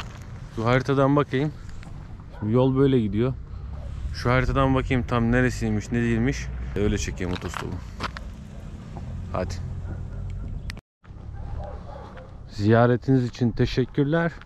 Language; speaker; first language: Turkish; native; Turkish